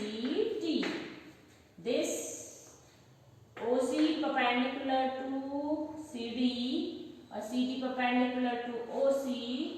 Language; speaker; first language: English; non-native, local second language; Hindi